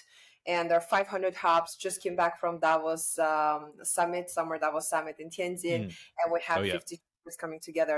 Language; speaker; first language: English; non-native, fluent; Chinese